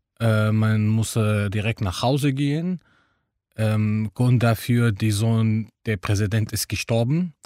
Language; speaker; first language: German; non-native, fluent; Arabic